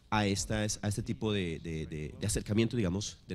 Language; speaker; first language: Spanish; native; Spanish